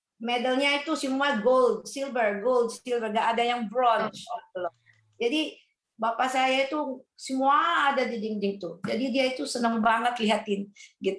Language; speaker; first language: Indonesian; non-native, fluent; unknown